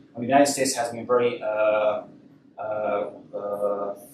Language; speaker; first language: English; non-native, fluent; Hungarian